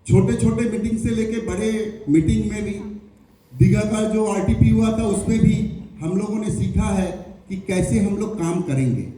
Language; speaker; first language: Hindi; non-native, local second language; Bangla